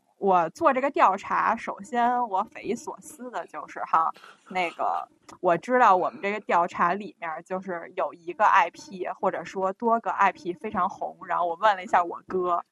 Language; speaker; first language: Chinese; native; Chinese